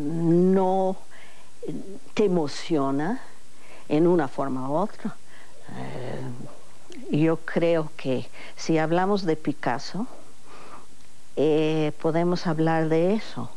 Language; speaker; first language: Spanish; non-native, fluent; English